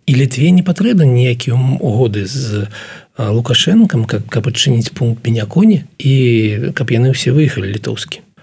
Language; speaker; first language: Belarusian; non-native, local second language; Russian